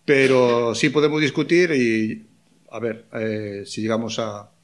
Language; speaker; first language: Spanish; non-native, local second language; Galician